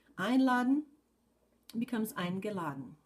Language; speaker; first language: German; non-native, fluent; English